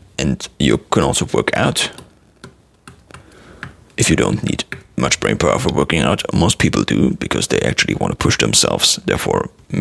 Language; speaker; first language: English; non-native, fluent; German